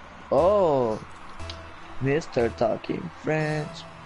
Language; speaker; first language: English; non-native, learner; French